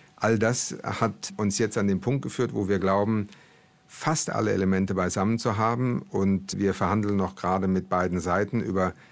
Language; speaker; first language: German; early bilingual, other home language; Portuguese